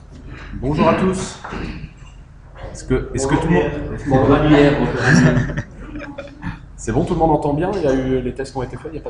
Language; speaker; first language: French; native; French